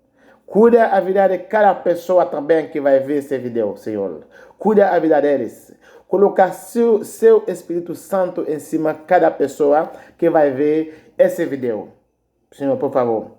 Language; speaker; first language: Portuguese; non-native, learner; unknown